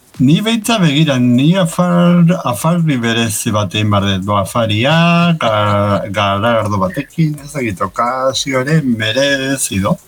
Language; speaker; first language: Basque; native; Basque